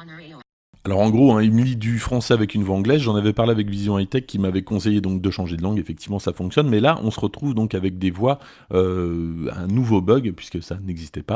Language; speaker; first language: French; native; French